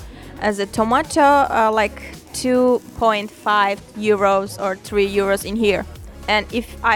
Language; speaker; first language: English; non-native, learner; Turkish